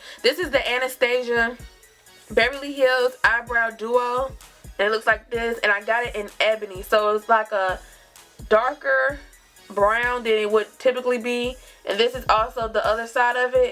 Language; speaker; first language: English; native; English